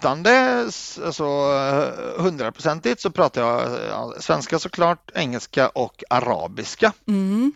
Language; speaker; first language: Swedish; early bilingual, other home language; Arabic